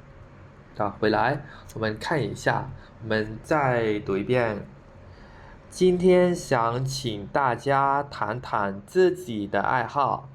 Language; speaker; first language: Chinese; non-native, fluent; Khmer